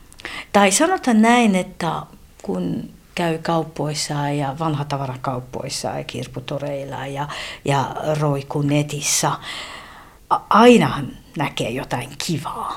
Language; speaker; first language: Finnish; non-native, fluent; French